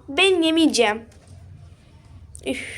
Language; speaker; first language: Turkish; early bilingual, other home language; Arabic